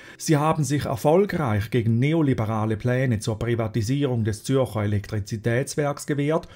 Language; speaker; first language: German; native; German